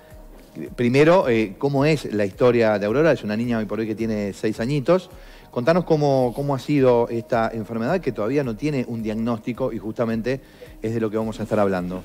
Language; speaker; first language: Spanish; native; Spanish